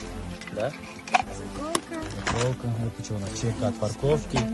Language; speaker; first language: Russian; non-native, local second language; Kazakh